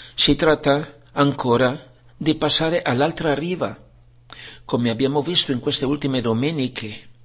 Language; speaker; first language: Italian; non-native, fluent; Spanish